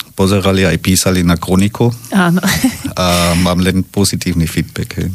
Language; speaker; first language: Slovak; non-native, fluent; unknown